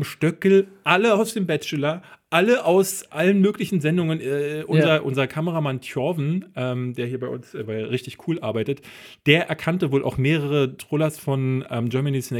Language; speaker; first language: German; native; German